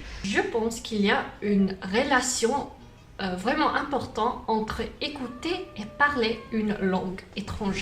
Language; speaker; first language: French; non-native, learner; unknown